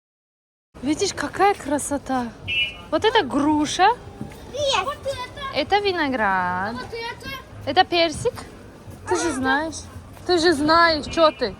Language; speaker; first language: Russian; non-native, local second language; Tajik